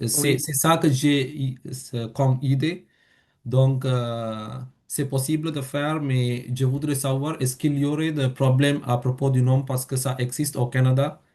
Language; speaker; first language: French; non-native, fluent; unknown